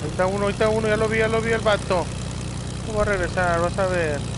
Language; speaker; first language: Spanish; native; Spanish